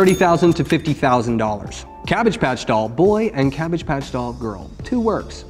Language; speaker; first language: English; native; English